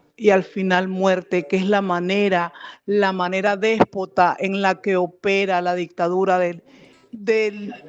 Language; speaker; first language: Spanish; native; Spanish